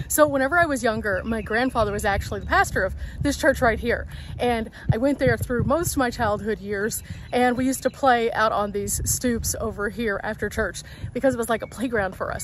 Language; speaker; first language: English; native; English